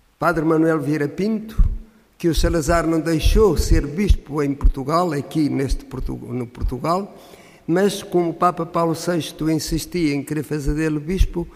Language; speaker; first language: Portuguese; native; Portuguese